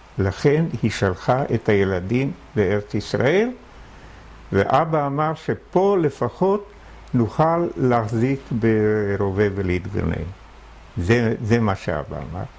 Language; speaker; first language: Hebrew; early bilingual, other home language; German